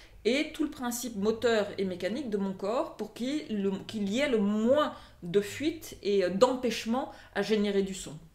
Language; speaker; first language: French; native; French